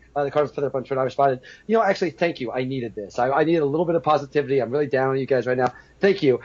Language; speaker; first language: English; native; English